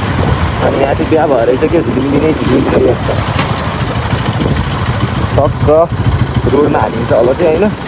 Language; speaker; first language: Nepali; native; Nepali